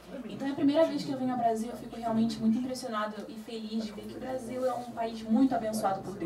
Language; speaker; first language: Portuguese; native; Portuguese